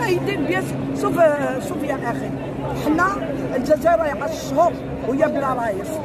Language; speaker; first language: Arabic; native; Arabic